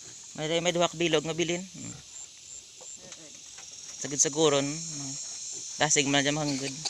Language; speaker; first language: Filipino; native; Filipino